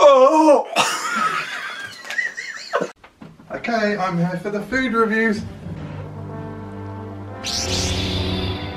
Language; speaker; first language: English; native; English